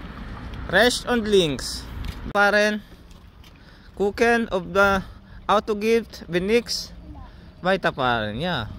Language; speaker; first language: German; non-native, learner; Filipino